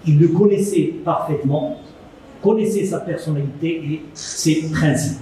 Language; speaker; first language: French; non-native, local second language; Arabic